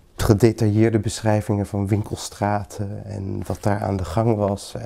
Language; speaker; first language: Dutch; early bilingual, other home language; Greek